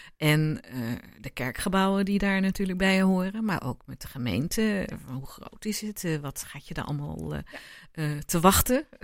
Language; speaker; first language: Dutch; native; Dutch